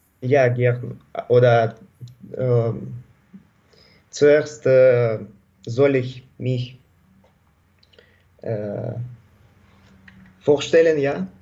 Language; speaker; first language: German; non-native, learner; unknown